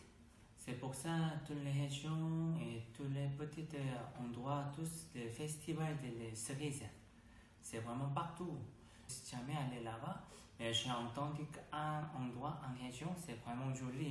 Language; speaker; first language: French; non-native, learner; Korean